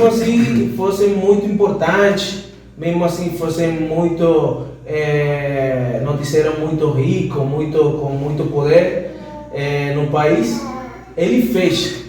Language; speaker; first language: Portuguese; non-native, fluent; Spanish